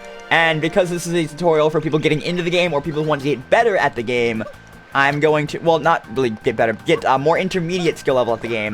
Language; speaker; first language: English; native; English